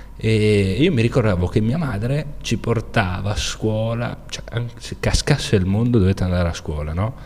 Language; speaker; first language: Italian; native; Italian